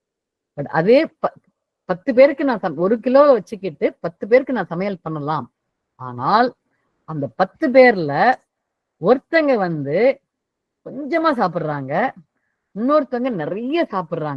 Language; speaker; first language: Tamil; native; Tamil